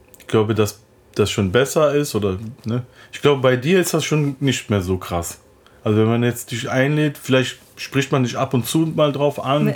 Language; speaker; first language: German; early bilingual, other home language; Turkish